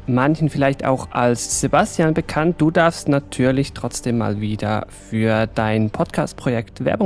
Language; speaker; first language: German; native; German